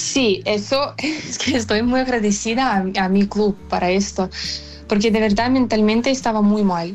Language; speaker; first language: Spanish; non-native, fluent; Ukrainian